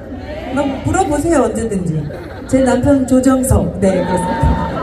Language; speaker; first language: Korean; native; Korean